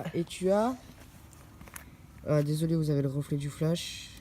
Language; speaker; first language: French; native; French